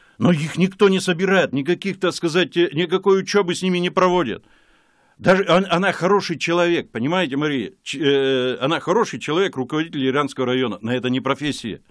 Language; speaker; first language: Russian; native; Russian